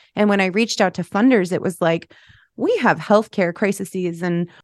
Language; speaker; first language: English; native; English